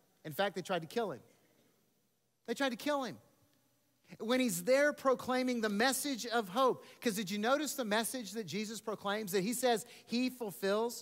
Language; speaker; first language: English; native; English